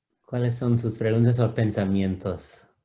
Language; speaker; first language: Spanish; non-native, fluent; English